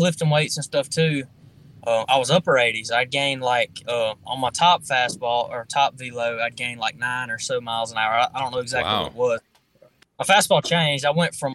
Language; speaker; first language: English; native; English